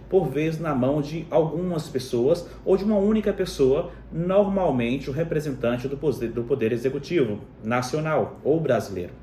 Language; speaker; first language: Portuguese; native; Portuguese